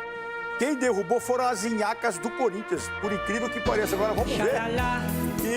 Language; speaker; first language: Portuguese; native; Portuguese